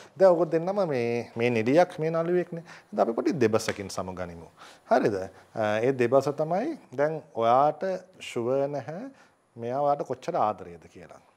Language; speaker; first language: Sinhala; native; Sinhala